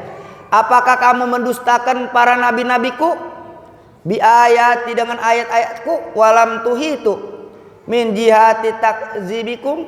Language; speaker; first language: Malay; native; Malay